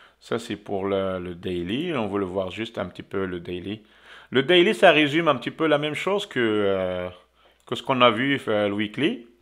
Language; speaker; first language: French; non-native, local second language; Arabic